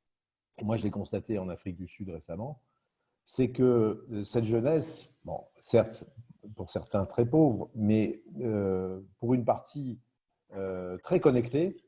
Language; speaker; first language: French; native; French